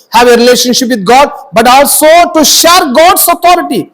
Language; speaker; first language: English; non-native, local second language; Tamil